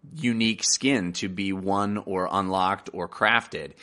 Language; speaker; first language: English; native; English